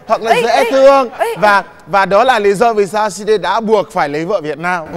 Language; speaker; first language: Vietnamese; non-native, fluent; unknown